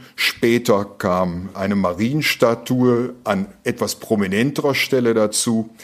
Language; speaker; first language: German; native; German